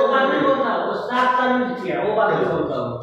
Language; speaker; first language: Hindi; non-native, learner; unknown